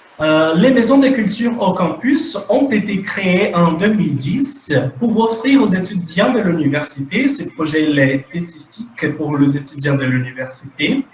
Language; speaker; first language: French; non-native, fluent; Portuguese